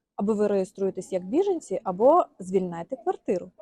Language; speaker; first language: Ukrainian; native; Ukrainian